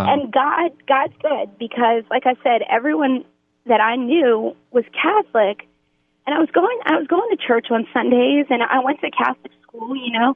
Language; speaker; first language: English; native; English